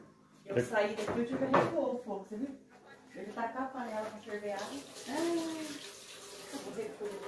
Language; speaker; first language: Portuguese; native; Portuguese